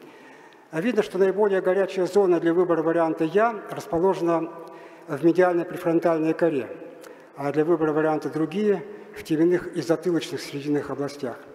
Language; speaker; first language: Russian; native; Russian